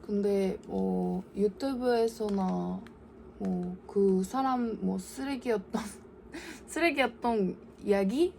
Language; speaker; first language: Korean; non-native, learner; Japanese